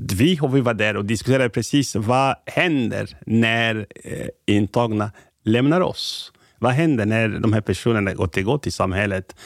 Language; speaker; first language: Swedish; non-native, fluent; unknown